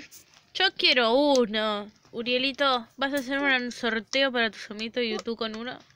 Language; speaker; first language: Spanish; native; Spanish